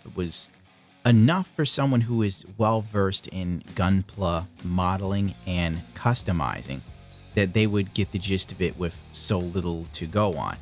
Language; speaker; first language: English; native; English